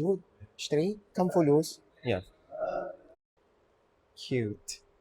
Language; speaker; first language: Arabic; non-native, learner; Filipino